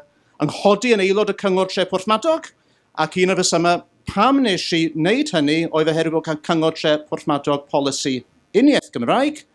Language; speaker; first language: Welsh; native; Welsh